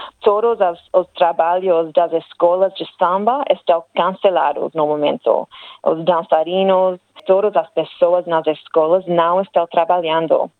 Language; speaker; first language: Portuguese; non-native, learner; English